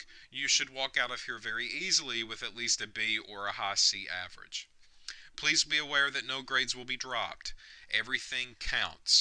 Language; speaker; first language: English; native; English